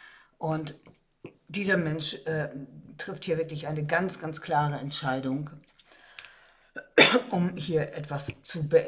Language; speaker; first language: German; native; German